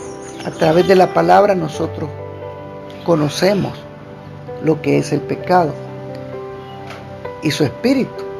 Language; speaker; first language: Spanish; native; Spanish